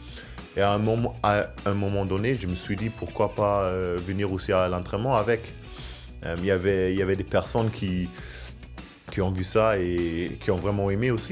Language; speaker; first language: French; non-native, fluent; German